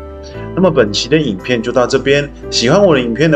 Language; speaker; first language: Chinese; native; Chinese